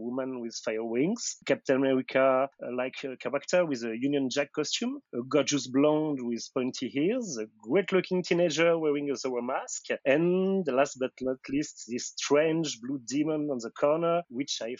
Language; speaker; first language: English; non-native, fluent; French